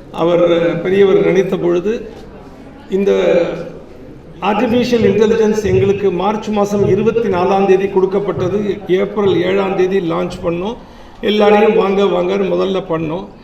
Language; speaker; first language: Tamil; native; Tamil